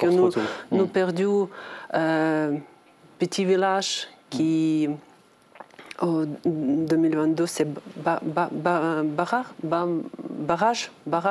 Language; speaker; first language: French; non-native, learner; Ukrainian